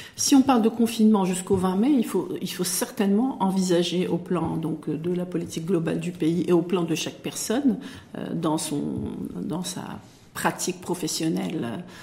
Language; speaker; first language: French; non-native, local second language; Arabic